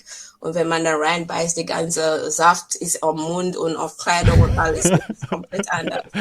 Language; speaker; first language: German; non-native, fluent; English